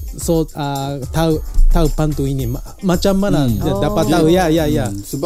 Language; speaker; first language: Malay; non-native, learner; Japanese